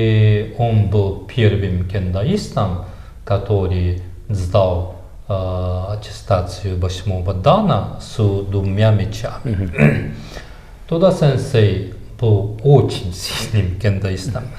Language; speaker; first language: Russian; non-native, fluent; Japanese